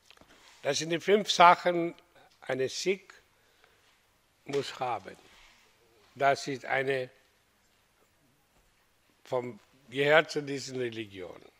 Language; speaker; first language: German; non-native, fluent; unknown